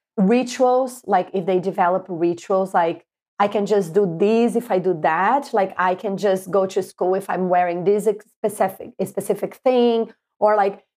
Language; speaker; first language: English; non-native, fluent; Portuguese